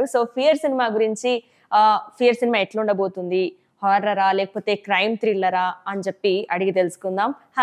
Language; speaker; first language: Telugu; native; Telugu